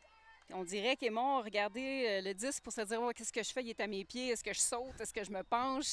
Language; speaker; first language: French; native; French